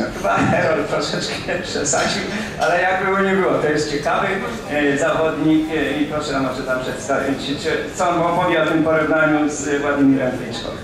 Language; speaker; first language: Polish; native; Polish